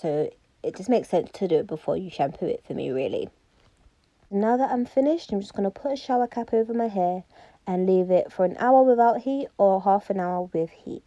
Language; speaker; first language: English; native; English